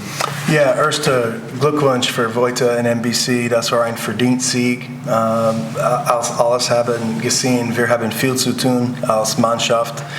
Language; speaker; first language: German; non-native, learner; English